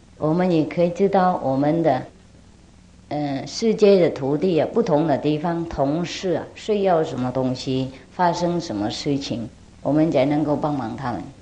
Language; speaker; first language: Chinese; non-native, fluent; Vietnamese